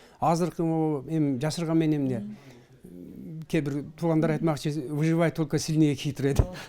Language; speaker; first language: Kyrgyz; early bilingual, heritage; Kyrgyz